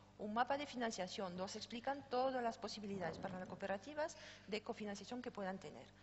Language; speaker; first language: Spanish; non-native, fluent; French